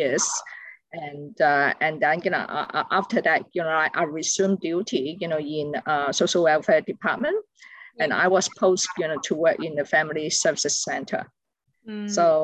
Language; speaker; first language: English; non-native, local second language; Cantonese